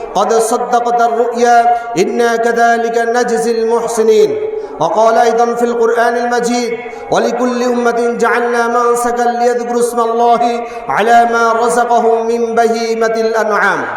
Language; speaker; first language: Arabic; non-native, fluent; Bangla